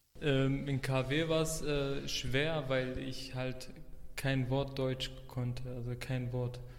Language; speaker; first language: German; non-native, fluent; Arabic